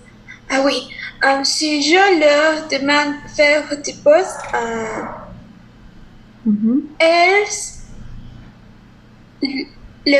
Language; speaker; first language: French; non-native, learner; Spanish